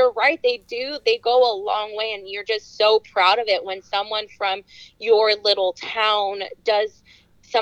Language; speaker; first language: English; native; English